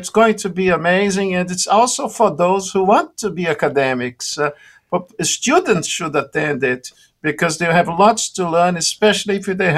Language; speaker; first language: English; non-native, fluent; Portuguese